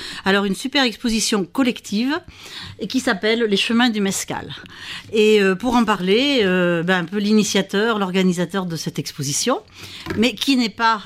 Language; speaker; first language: French; native; French